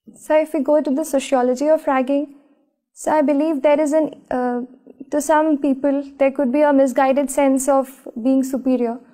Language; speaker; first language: English; non-native, local second language; Marathi